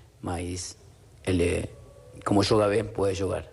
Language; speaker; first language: Portuguese; non-native, learner; Spanish